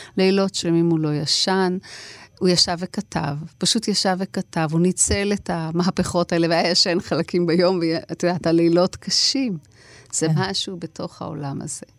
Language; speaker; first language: Hebrew; native; Hebrew